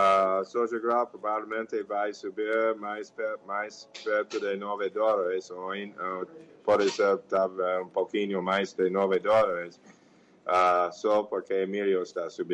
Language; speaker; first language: Portuguese; non-native, fluent; English